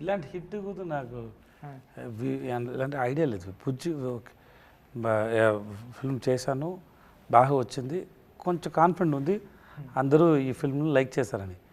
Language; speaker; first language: Telugu; non-native, learner; Tamil